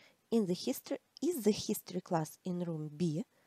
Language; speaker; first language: English; non-native, fluent; Russian